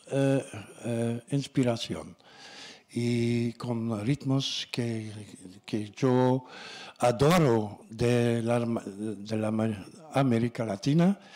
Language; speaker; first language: Spanish; non-native, learner; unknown